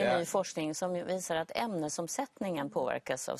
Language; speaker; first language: Swedish; native; Swedish